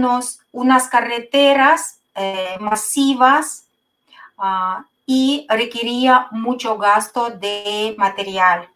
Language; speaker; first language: Spanish; non-native, fluent; Russian